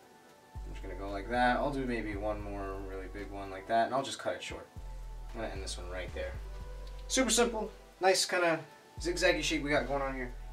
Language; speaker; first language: English; native; English